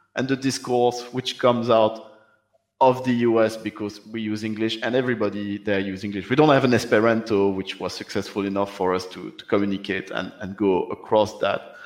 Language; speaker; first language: English; non-native, fluent; French